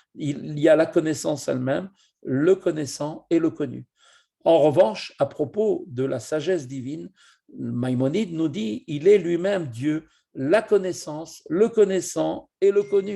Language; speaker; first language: French; native; French